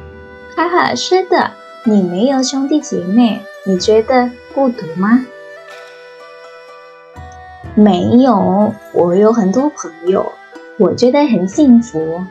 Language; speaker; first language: Chinese; non-native, fluent; Indonesian